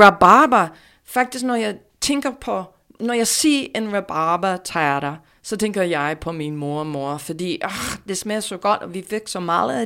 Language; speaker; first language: Danish; non-native, fluent; English